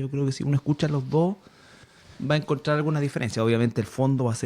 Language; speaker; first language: Spanish; native; Spanish